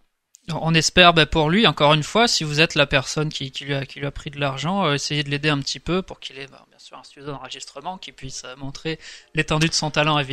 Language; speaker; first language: French; native; French